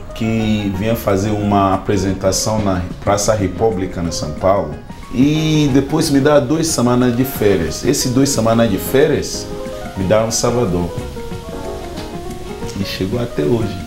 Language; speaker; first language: Portuguese; non-native, learner; Akan